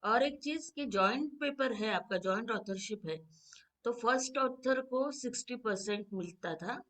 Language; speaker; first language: Hindi; non-native, local second language; Marathi